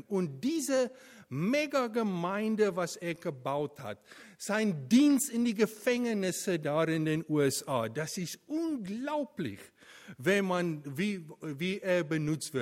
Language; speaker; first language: German; non-native, fluent; Afrikaans